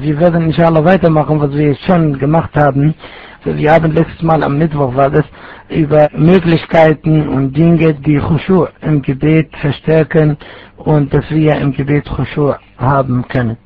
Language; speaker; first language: German; non-native, fluent; Arabic